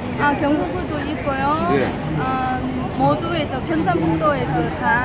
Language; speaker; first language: Korean; non-native, learner; Vietnamese